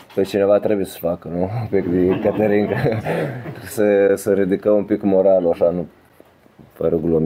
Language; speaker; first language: Romanian; early bilingual, heritage; Romanian